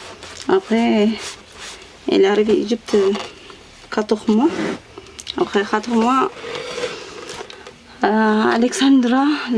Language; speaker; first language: French; non-native, learner; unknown